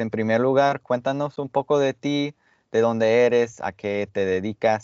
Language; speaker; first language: Spanish; non-native, fluent; English